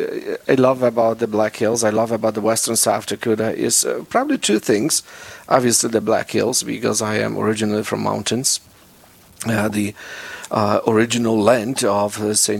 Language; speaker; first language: English; non-native, fluent; Polish